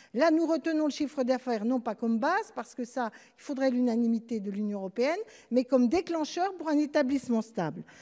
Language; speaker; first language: French; native; French